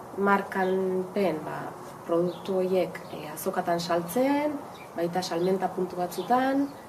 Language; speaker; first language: Basque; native; Basque